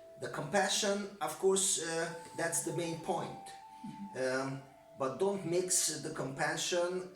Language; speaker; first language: English; non-native, learner; Hungarian